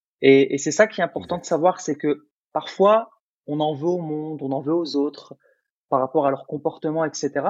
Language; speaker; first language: French; early bilingual, other home language; Arabic